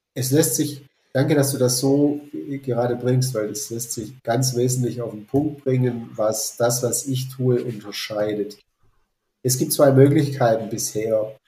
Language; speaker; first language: German; native; German